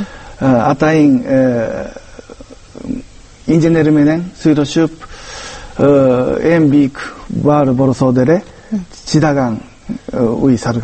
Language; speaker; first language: Kyrgyz; non-native, learner; Japanese